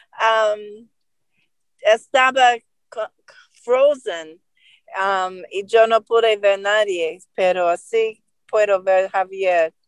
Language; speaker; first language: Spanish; non-native, learner; English